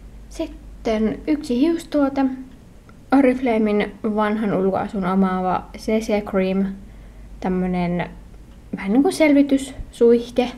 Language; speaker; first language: Finnish; native; Finnish